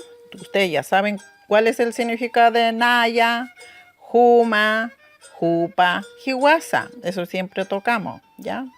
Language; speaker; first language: Spanish; non-native, local second language; Aymara